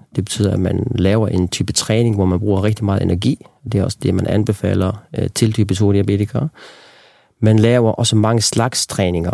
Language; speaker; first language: Danish; non-native, local second language; Faroese